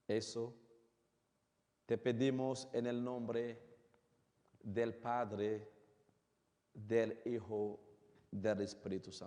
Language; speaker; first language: Spanish; non-native, fluent; Haitian Creole